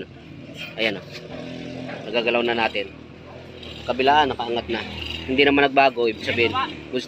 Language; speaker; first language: Filipino; native; Filipino